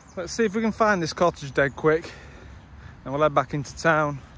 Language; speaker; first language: English; native; English